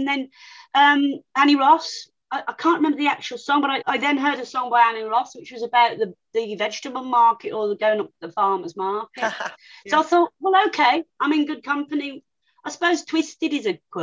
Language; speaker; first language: English; native; English